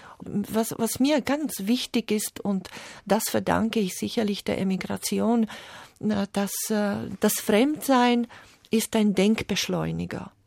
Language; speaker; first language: German; non-native, fluent; Slovak